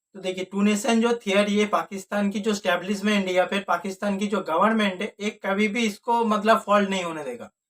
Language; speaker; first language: Hindi; native; Hindi